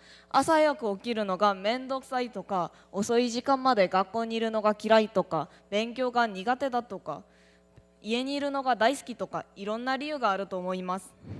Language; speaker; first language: Japanese; non-native, learner; Korean